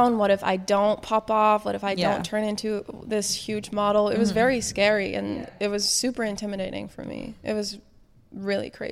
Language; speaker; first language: English; non-native, fluent; Dutch